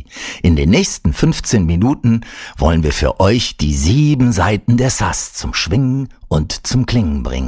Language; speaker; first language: German; native; German